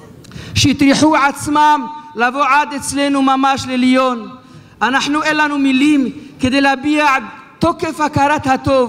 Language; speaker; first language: Hebrew; non-native, fluent; French